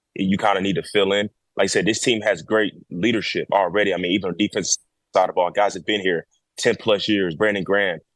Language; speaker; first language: English; native; English